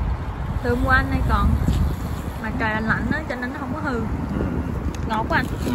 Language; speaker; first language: Vietnamese; native; Vietnamese